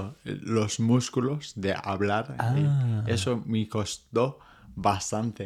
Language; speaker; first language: Spanish; non-native, fluent; English